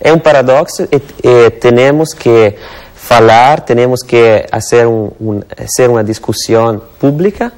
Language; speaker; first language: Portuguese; non-native, learner; Italian